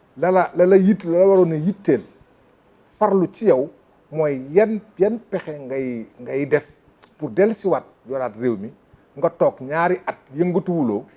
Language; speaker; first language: Wolof; non-native, local second language; Fula